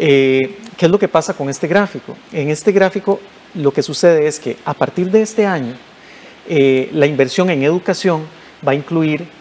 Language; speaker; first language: Spanish; native; Spanish